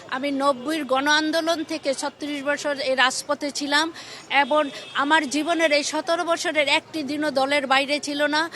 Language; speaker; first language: Bangla; native; Bangla